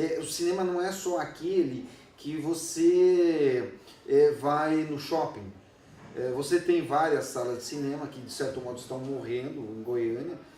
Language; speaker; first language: Portuguese; non-native, fluent; Spanish